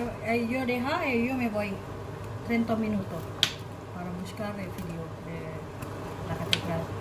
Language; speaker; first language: Spanish; non-native, local second language; Indonesian